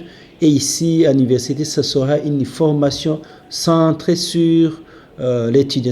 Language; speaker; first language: French; non-native, local second language; Rundi